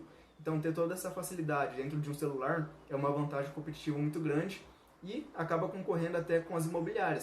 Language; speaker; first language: Portuguese; native; Portuguese